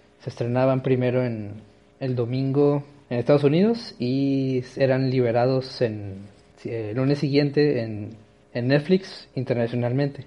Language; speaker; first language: Spanish; native; Spanish